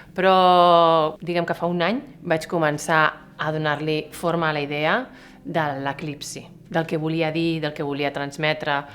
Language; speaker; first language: Catalan; native; Catalan